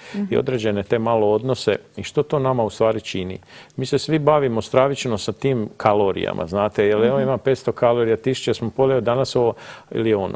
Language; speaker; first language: Croatian; native; Croatian